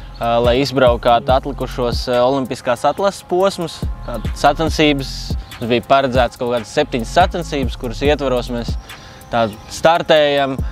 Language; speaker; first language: Latvian; native; Latvian